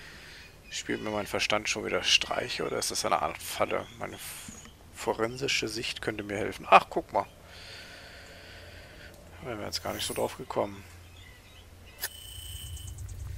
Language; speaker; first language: German; native; German